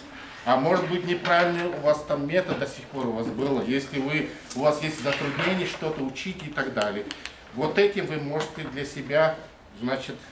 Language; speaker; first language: Russian; non-native, fluent; Mongolian